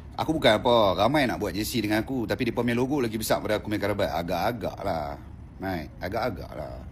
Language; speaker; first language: Malay; native; Malay